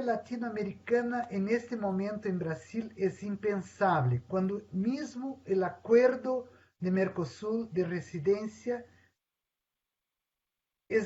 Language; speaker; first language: Spanish; non-native, fluent; Portuguese